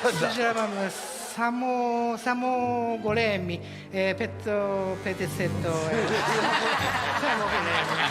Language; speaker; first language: Bulgarian; non-native, learner; Japanese